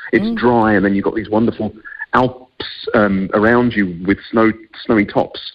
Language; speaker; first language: English; native; English